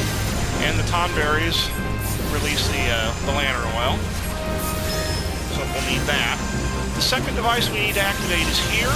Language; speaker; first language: English; native; English